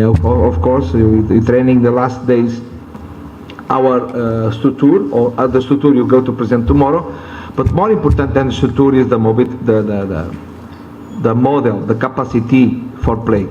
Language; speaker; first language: English; non-native, learner; Portuguese